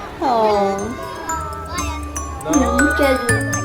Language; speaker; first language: Korean; early bilingual, heritage; Korean